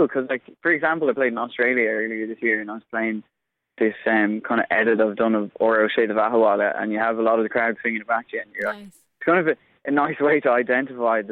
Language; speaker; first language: English; native; English